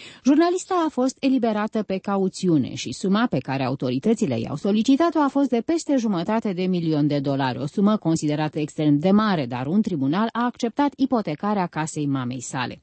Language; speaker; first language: Romanian; native; Romanian